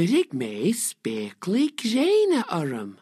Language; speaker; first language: Irish; non-native, learner; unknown